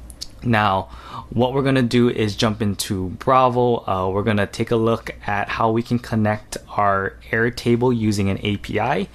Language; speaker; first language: English; native; English